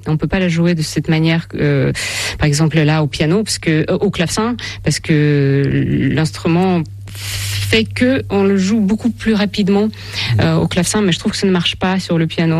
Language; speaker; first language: French; non-native, fluent; Russian